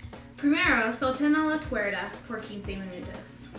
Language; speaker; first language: Spanish; non-native, learner; English